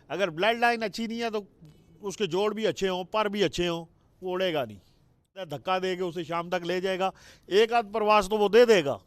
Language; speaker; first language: Urdu; non-native, local second language; Punjabi